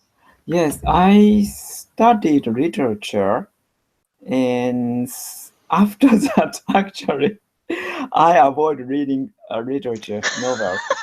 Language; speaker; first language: English; non-native, learner; Japanese